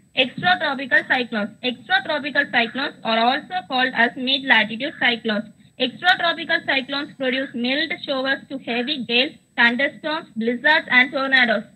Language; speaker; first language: English; non-native, local second language; Tamil